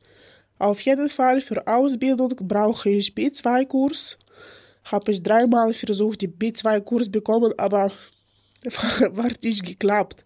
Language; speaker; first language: German; non-native, learner; Ukrainian